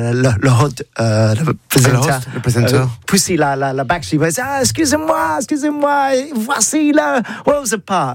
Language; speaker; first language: French; non-native, learner; English